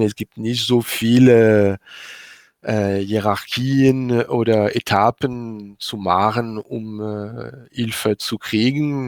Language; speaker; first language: German; non-native, learner; French